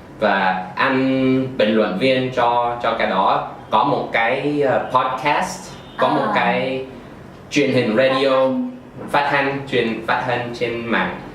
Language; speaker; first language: Vietnamese; non-native, fluent; English